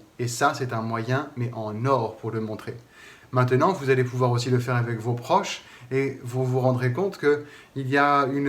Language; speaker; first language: French; native; French